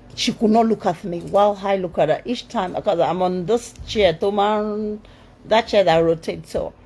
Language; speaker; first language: English; non-native, local second language; Yoruba